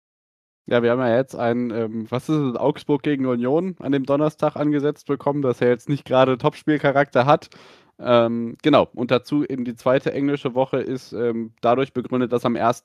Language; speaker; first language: German; native; German